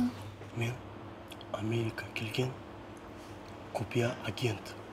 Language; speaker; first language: Kyrgyz; non-native, learner; English